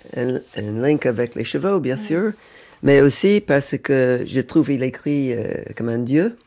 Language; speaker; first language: French; non-native, fluent; English